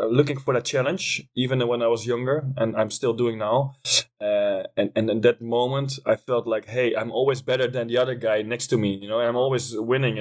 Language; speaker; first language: English; non-native, fluent; Dutch